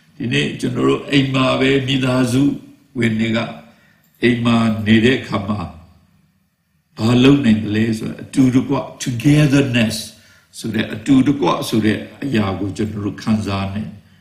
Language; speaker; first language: Burmese; non-native, local second language; Kachin